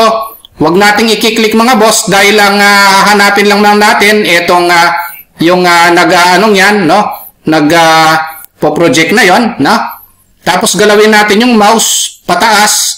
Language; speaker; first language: Filipino; native; Filipino